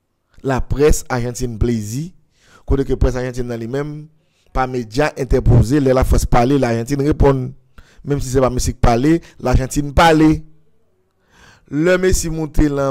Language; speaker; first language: French; non-native, local second language; Haitian Creole